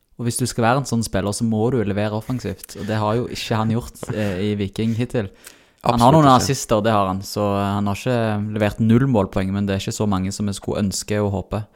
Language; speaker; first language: Norwegian; native; Norwegian